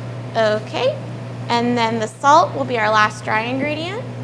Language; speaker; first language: English; native; English